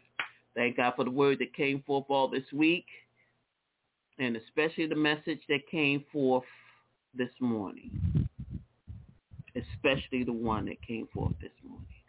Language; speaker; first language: English; native; English